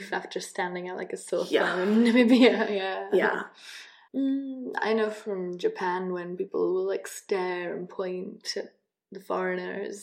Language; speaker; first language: English; native; English